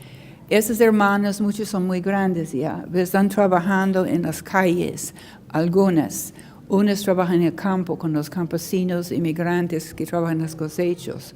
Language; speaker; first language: Spanish; non-native, learner; English